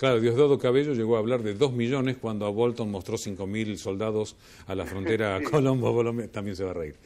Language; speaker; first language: Spanish; native; Spanish